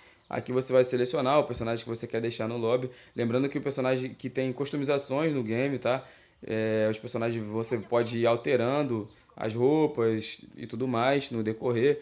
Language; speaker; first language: Portuguese; native; Portuguese